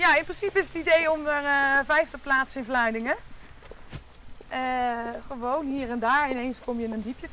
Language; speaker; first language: Dutch; native; Dutch